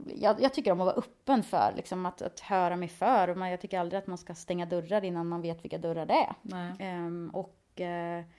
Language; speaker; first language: Swedish; native; Swedish